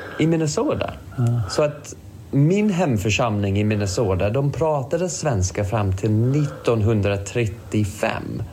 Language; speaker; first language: Swedish; non-native, fluent; English